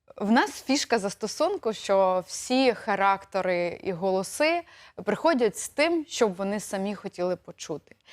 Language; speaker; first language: Ukrainian; native; Ukrainian